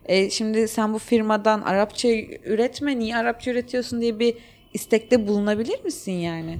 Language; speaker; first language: Turkish; native; Turkish